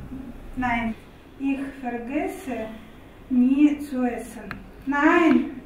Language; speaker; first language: German; non-native, learner; Russian